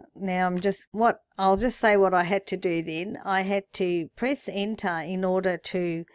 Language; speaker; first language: English; native; English